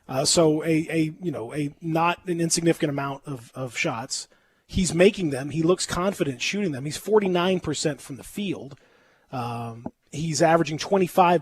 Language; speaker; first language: English; native; English